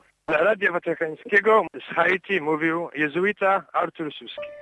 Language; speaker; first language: Polish; early bilingual, heritage; Polish